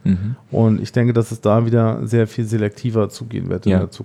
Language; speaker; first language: German; native; German